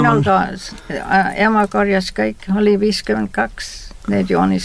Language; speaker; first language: Estonian; early bilingual, heritage; Estonian